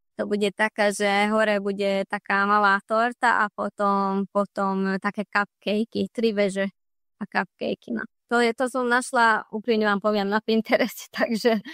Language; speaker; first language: Slovak; non-native, local second language; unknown